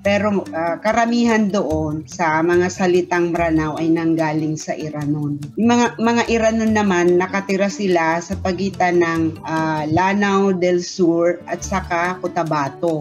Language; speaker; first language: Filipino; non-native, local second language; Maranao